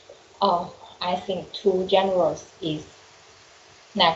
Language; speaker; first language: English; non-native, learner; Chinese